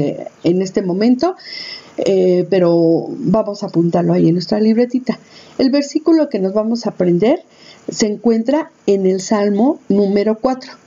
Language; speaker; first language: Spanish; native; Spanish